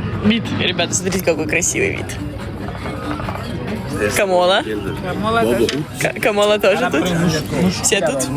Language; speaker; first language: Russian; non-native, local second language; Uzbek